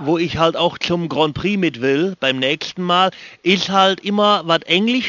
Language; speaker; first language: German; native; German